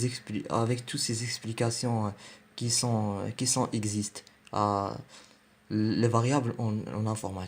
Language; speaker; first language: French; non-native, learner; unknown